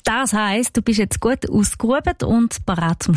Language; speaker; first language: German; native; German